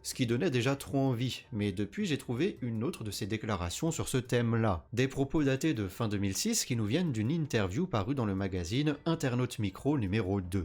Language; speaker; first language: French; native; French